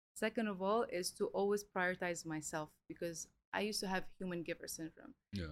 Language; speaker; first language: English; early bilingual, other home language; Arabic